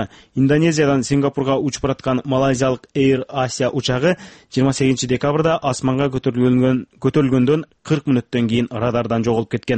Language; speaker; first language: Kyrgyz; native; Kyrgyz